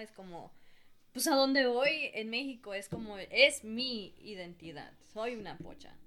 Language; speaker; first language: Spanish; early bilingual, heritage; Spanish